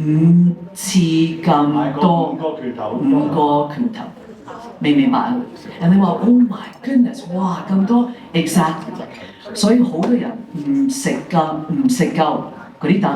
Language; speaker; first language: Cantonese; early bilingual, heritage; English